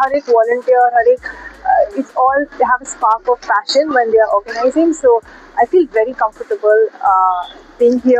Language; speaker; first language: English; non-native, local second language; Hindi